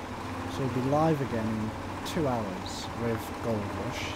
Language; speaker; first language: English; native; English